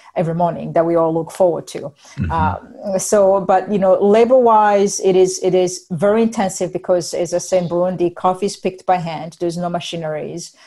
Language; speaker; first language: English; non-native, fluent; Rundi